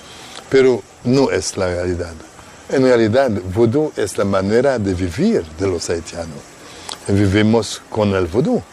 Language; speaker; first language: Spanish; non-native, fluent; Haitian Creole